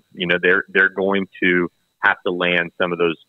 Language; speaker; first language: English; native; English